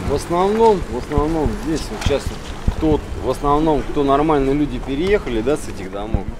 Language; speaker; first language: Russian; native; Russian